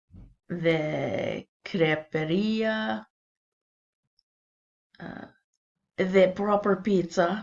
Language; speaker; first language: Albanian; non-native, learner; English